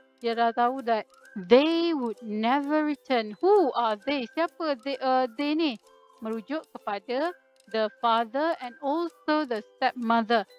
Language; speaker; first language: English; non-native, local second language; Malay